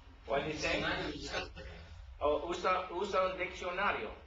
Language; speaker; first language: Spanish; non-native, learner; English